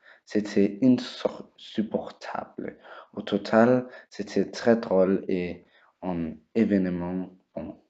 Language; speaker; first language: French; non-native, learner; Danish